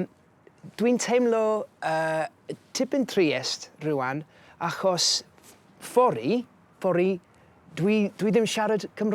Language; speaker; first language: Welsh; non-native, learner; English